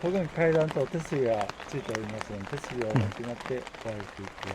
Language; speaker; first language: Japanese; native; Japanese